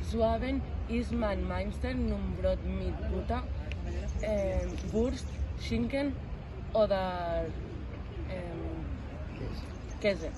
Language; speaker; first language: German; non-native, learner; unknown